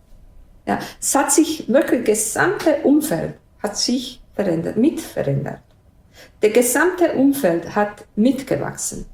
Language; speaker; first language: German; non-native, fluent; Bosnian